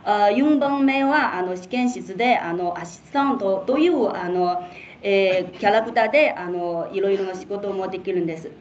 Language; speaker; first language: Japanese; non-native, fluent; Chinese